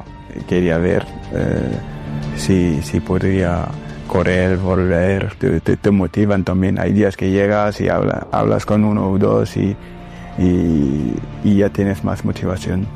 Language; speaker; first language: Spanish; non-native, fluent; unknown